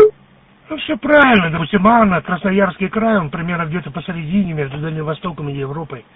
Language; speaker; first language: Russian; native; Russian